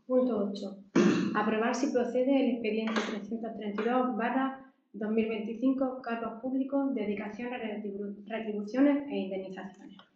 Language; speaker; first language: Spanish; native; Spanish